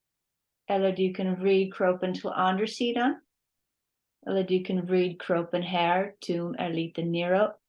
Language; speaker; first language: Swedish; non-native, learner; English